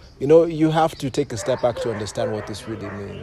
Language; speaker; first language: English; non-native, local second language; Yoruba